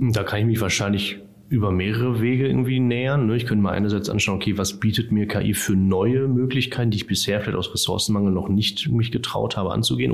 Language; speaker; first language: German; native; German